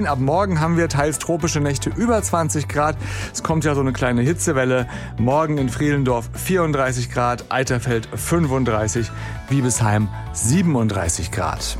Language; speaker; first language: German; native; German